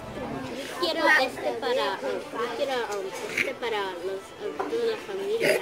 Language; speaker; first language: Spanish; early bilingual, heritage; Spanish